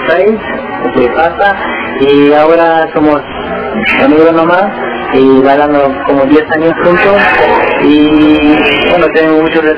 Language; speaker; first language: Spanish; early bilingual, heritage; Spanish